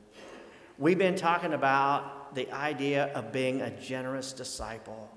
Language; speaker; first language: English; native; English